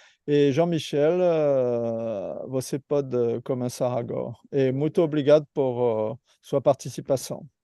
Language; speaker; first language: Portuguese; non-native, learner; French